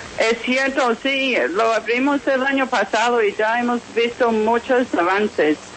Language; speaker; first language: Spanish; non-native, fluent; English